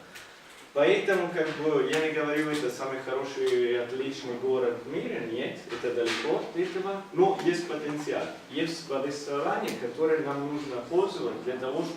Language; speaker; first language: Russian; non-native, fluent; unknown